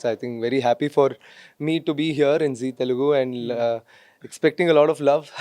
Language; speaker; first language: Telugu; non-native, fluent; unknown